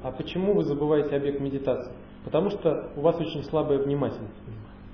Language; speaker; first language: Russian; native; Russian